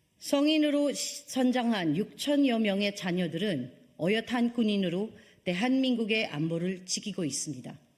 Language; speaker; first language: Korean; non-native, fluent; Filipino